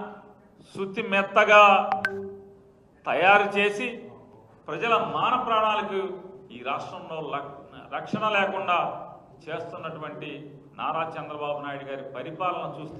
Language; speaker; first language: Telugu; native; Telugu